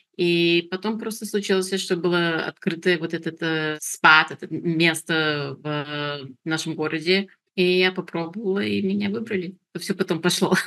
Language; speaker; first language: Russian; early bilingual, heritage; Russian